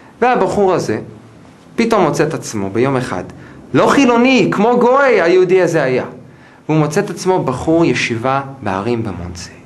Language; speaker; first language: Hebrew; non-native, fluent; English